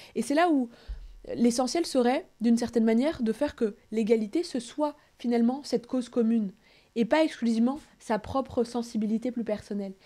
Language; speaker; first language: French; native; French